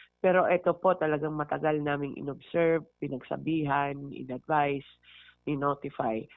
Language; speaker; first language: Filipino; non-native, local second language; Hiligaynon